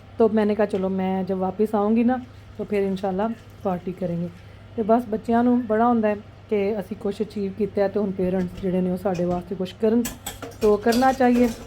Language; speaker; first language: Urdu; non-native, local second language; Punjabi